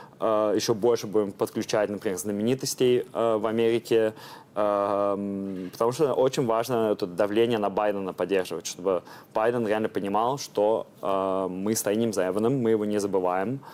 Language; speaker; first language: Russian; early bilingual, heritage; Russian